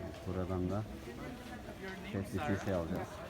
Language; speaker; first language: Turkish; native; Turkish